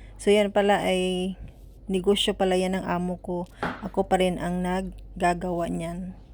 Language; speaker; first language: Filipino; non-native, local second language; Cebuano